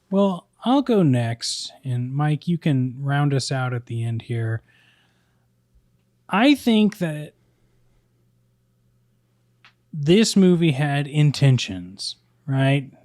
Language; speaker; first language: English; native; English